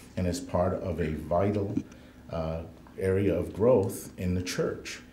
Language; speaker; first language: English; native; English